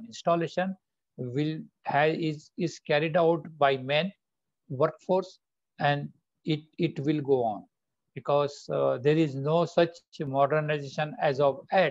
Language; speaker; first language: English; non-native, local second language; Bangla